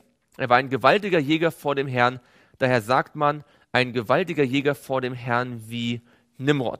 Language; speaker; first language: German; native; German